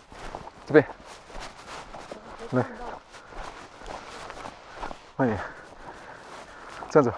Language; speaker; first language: Chinese; native; Chinese